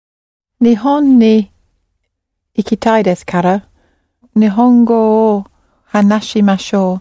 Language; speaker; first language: Japanese; non-native, learner; English